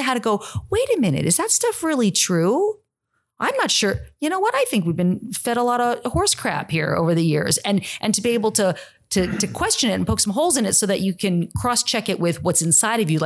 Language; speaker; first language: English; native; English